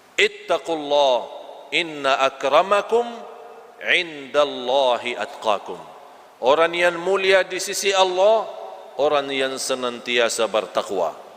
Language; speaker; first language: Malay; non-native, fluent; Arabic